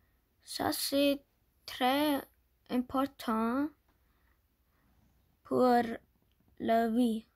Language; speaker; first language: French; non-native, learner; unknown